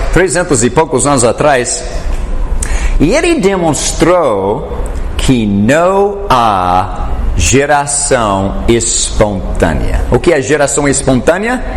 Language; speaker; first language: Portuguese; non-native, fluent; English